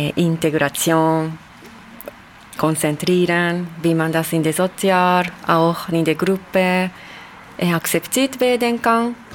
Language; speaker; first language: German; non-native, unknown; Japanese